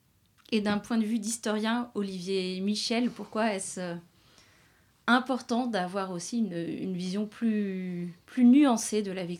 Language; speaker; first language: French; native; French